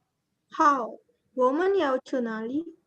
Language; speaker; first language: Chinese; non-native, learner; Indonesian